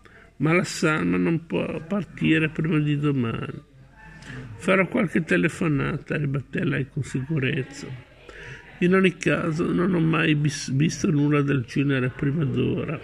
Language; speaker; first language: Italian; native; Italian